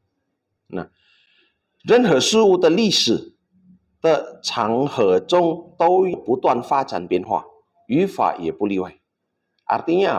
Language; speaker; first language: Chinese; non-native, fluent; Indonesian